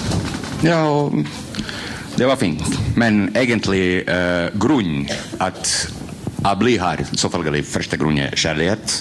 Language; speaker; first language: Norwegian; non-native, fluent; Croatian